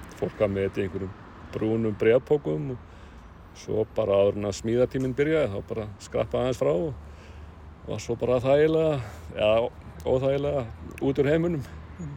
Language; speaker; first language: Icelandic; native; Icelandic